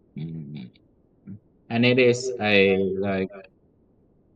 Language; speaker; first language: English; non-native, learner; Vietnamese